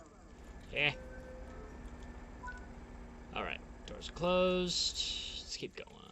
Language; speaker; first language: English; native; English